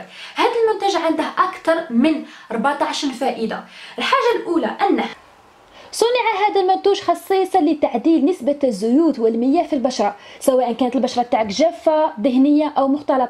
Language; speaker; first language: Arabic; native; Arabic